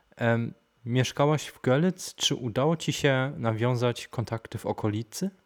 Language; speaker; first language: Polish; non-native, fluent; German